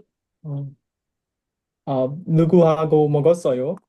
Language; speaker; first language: Korean; non-native, learner; Burmese